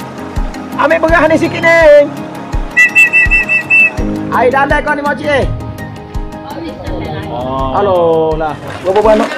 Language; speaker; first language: Malay; native; Malay